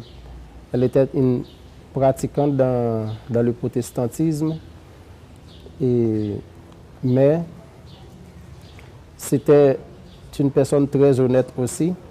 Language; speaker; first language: French; non-native, local second language; Haitian Creole